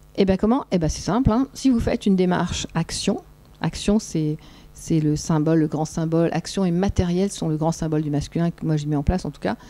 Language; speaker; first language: French; native; French